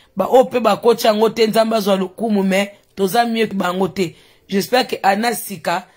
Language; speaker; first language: French; non-native, local second language; Lingala